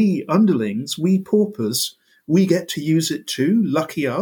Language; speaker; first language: English; native; English